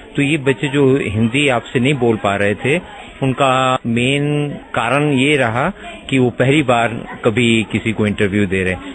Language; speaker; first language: Hindi; native; Hindi